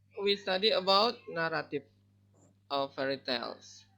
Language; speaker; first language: English; non-native, learner; Indonesian